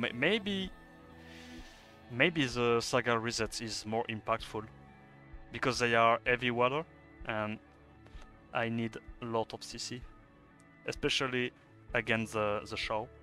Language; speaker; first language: English; non-native, fluent; French